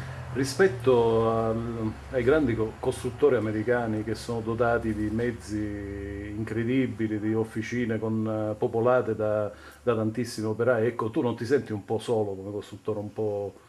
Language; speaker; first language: Italian; native; Italian